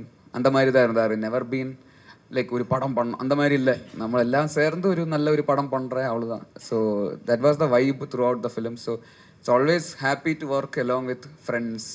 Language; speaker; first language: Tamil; non-native, local second language; Malayalam